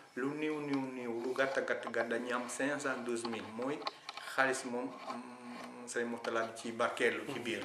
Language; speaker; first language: Wolof; non-native, fluent; Italian